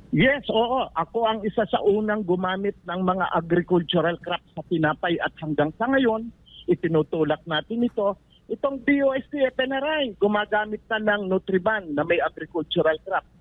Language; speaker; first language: Filipino; native; Filipino